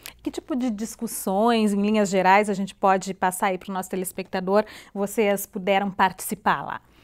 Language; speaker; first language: Portuguese; native; Portuguese